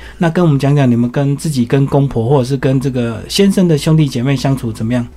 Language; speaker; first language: Chinese; native; Chinese